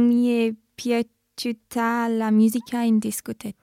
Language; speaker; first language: Italian; non-native, learner; English